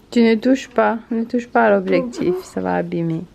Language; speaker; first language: French; native; French